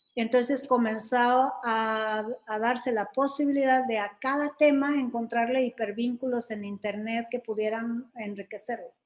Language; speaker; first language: Spanish; native; Spanish